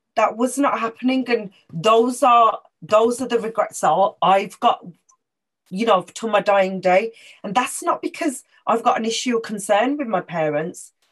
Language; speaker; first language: English; native; English